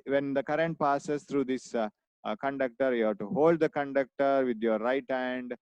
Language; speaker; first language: English; non-native, local second language; Kannada